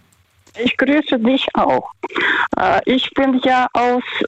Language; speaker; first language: German; non-native, fluent; Russian